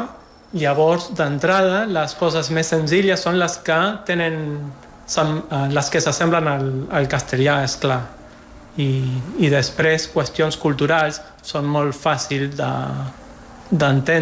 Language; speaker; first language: Catalan; non-native, fluent; Spanish